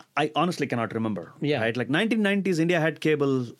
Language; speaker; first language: English; non-native, local second language; Tamil